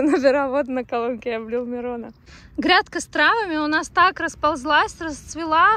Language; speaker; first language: Russian; native; Russian